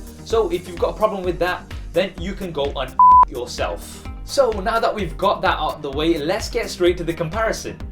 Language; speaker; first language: English; native; English